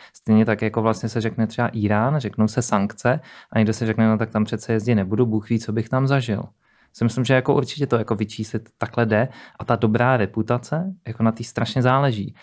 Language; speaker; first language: Czech; native; Czech